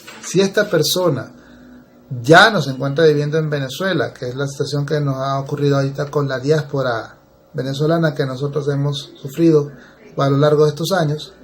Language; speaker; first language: Spanish; native; Spanish